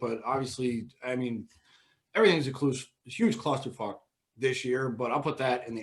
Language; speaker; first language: English; native; English